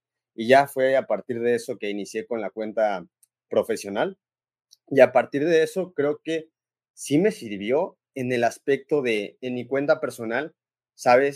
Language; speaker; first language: Spanish; native; Spanish